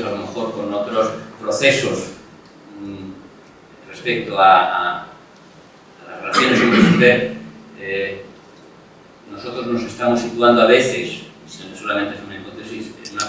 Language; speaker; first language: Spanish; non-native, local second language; Catalan